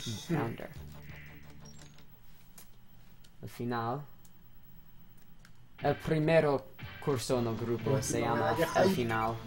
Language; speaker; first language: Spanish; non-native, learner; English